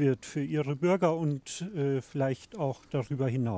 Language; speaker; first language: German; native; German